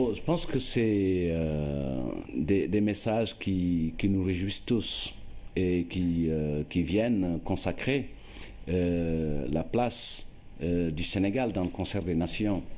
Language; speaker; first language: French; non-native, local second language; Wolof